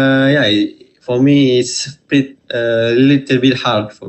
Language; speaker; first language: English; non-native, fluent; Malay